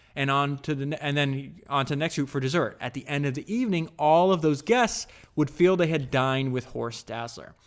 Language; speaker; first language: English; native; English